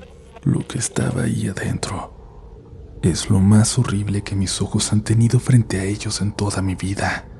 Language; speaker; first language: Spanish; native; Spanish